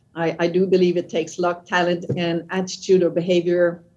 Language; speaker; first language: English; non-native, fluent; French